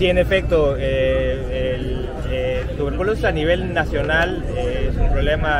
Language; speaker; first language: Spanish; native; Spanish